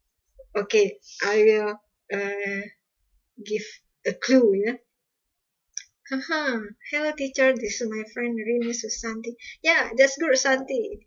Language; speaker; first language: English; non-native, fluent; Indonesian